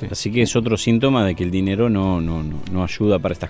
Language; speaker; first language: Spanish; native; Spanish